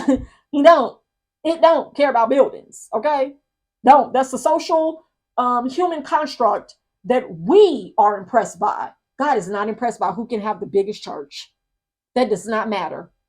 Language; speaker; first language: English; native; English